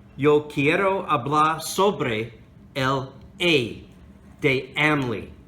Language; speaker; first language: Spanish; non-native, learner; English